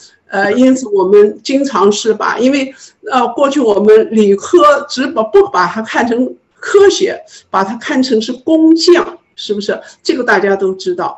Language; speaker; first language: Chinese; native; Chinese